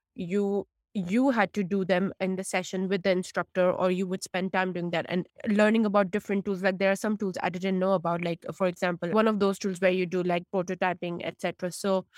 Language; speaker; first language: English; non-native, local second language; Urdu